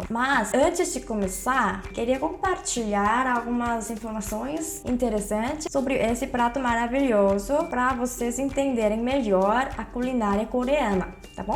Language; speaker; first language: Portuguese; non-native, fluent; Korean